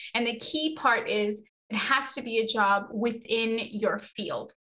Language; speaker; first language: English; early bilingual, other home language; Spanish